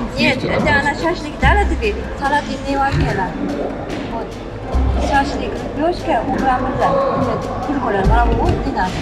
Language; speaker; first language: Russian; non-native, local second language; Uzbek